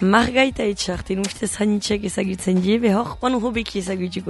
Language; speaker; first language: Basque; native; Basque